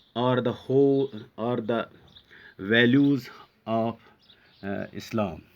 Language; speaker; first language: English; non-native, local second language; Urdu